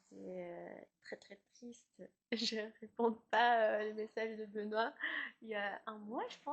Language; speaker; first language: French; non-native, learner; Chinese